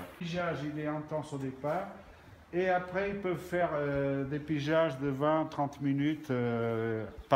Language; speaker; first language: French; non-native, fluent; Portuguese